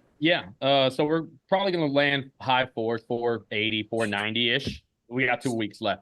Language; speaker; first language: English; native; English